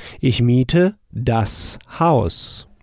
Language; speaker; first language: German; non-native, fluent; English